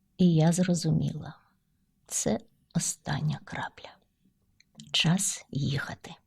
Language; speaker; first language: Ukrainian; non-native, local second language; Russian